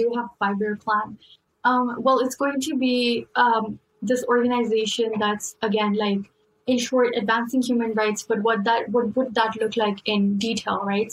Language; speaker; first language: English; non-native, local second language; Urdu